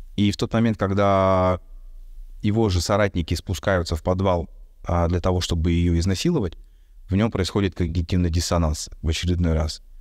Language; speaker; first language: Russian; native; Russian